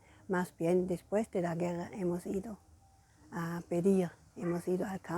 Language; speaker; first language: Spanish; non-native, fluent; German